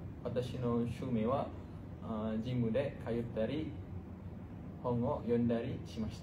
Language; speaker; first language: Japanese; non-native, learner; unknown